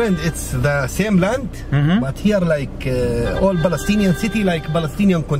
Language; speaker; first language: English; non-native, learner; Arabic